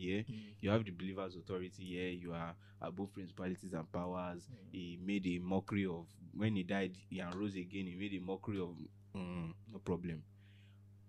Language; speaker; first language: English; non-native, local second language; Yoruba